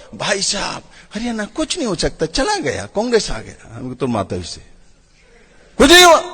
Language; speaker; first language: Hindi; non-native, local second language; Bangla